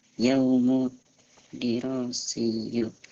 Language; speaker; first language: Arabic; non-native, learner; Indonesian